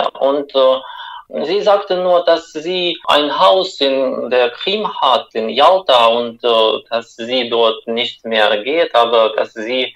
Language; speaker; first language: German; non-native, fluent; Russian